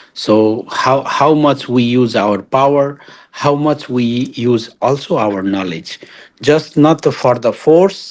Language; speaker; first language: English; non-native, learner; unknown